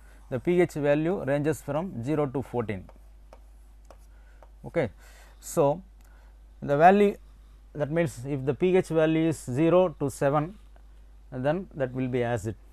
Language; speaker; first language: English; non-native, local second language; Tamil